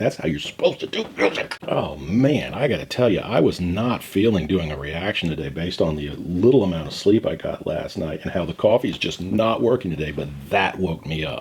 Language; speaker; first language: English; native; English